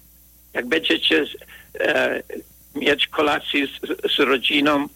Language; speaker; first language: Polish; early bilingual, heritage; Polish